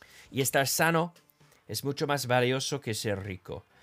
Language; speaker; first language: Spanish; non-native, fluent; English